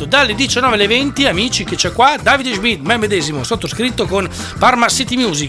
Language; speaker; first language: Italian; native; Italian